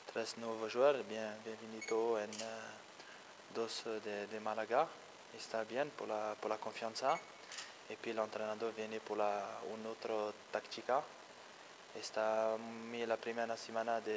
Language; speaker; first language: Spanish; non-native, learner; French